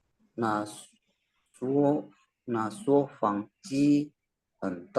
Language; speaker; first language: Chinese; non-native, learner; Indonesian